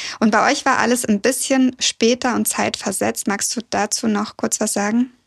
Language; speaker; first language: German; early bilingual, other home language; Russian